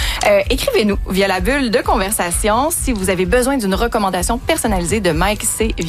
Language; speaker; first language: French; native; French